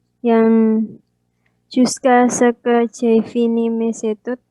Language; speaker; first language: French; non-native, learner; Indonesian